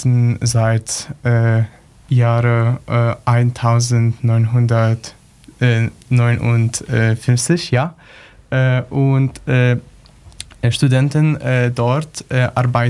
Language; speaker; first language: German; non-native, learner; Polish